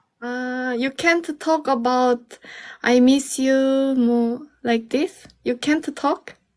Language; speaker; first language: English; non-native, learner; Korean